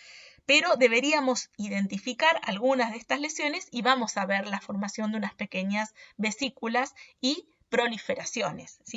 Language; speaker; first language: Spanish; native; Spanish